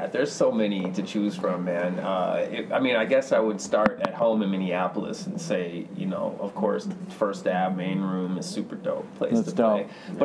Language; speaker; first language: English; native; English